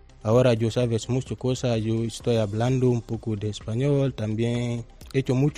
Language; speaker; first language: Spanish; non-native, learner; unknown